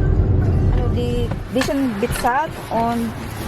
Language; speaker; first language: German; non-native, learner; Filipino